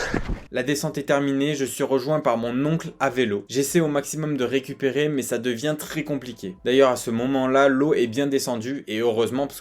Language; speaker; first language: French; native; French